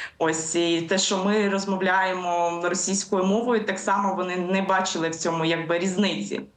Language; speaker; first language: Ukrainian; native; Ukrainian